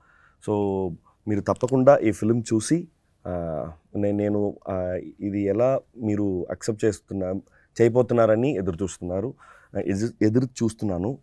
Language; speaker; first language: Telugu; non-native, fluent; Tamil